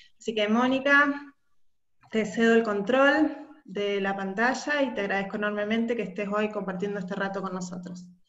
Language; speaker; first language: Spanish; native; Spanish